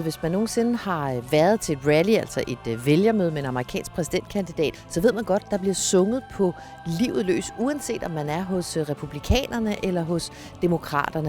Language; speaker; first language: Danish; native; Danish